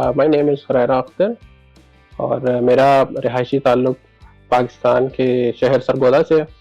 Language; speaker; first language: Urdu; non-native, local second language; Punjabi